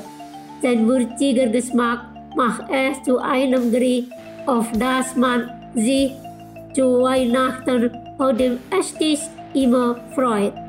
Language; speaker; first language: German; non-native, fluent; Indonesian